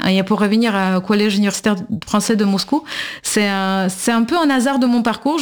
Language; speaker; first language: French; non-native, fluent; Russian